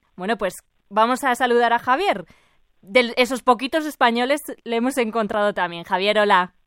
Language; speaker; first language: Spanish; native; Spanish